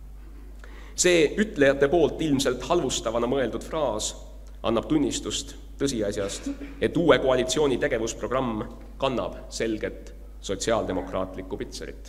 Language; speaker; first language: Estonian; native; Estonian